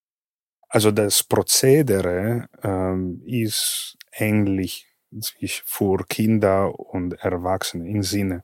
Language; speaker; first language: German; non-native, fluent; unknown